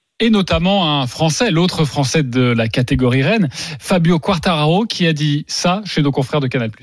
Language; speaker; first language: French; native; French